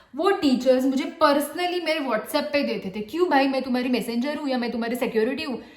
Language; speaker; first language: Hindi; non-native, local second language; Marathi